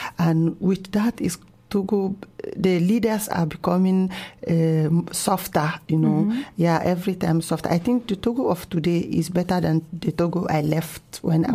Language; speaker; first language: English; non-native, local second language; Ewe